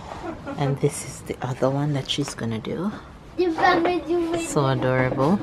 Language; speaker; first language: English; native; English